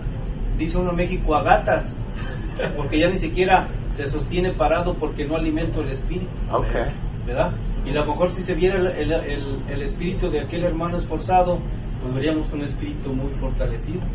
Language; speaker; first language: Spanish; native; Spanish